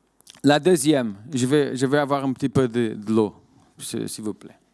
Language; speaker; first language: French; non-native, fluent; Portuguese